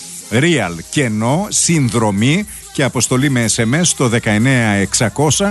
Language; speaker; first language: Greek; native; Greek